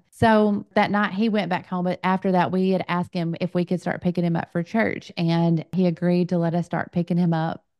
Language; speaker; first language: English; native; English